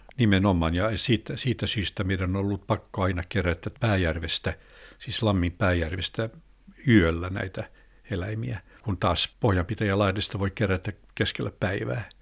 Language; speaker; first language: Finnish; non-native, local second language; Swedish